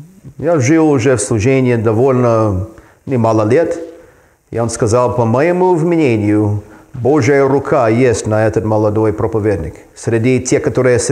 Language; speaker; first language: Russian; non-native, fluent; English